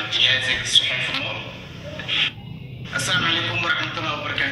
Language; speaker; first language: Arabic; non-native, learner; Somali